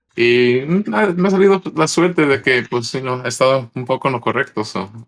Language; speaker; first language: Spanish; early bilingual, heritage; Spanish